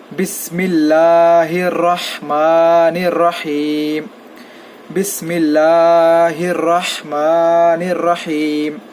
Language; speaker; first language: Urdu; native; Urdu